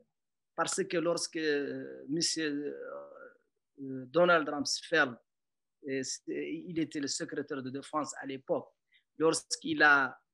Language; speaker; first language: French; non-native, local second language; Arabic